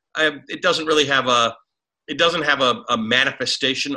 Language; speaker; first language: English; native; English